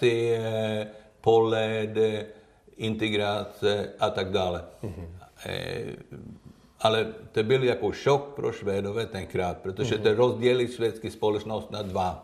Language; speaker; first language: Czech; non-native, learner; Swedish